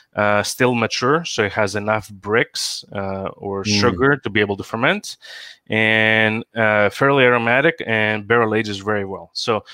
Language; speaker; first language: English; non-native, fluent; Greek